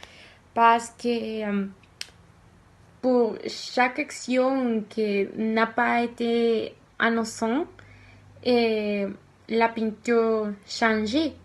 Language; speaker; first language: French; non-native, learner; Spanish